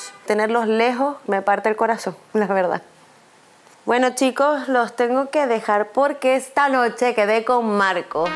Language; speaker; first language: Spanish; native; Spanish